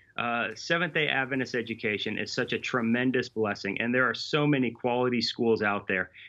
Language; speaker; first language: English; native; English